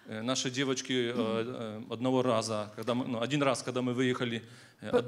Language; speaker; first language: Polish; non-native, learner; Russian